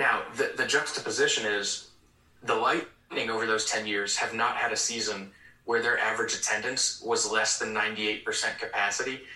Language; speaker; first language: English; native; English